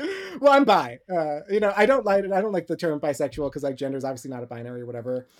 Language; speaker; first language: English; early bilingual, other home language; Romanian